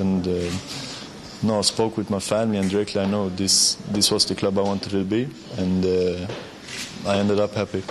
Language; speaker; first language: English; non-native, fluent; Swedish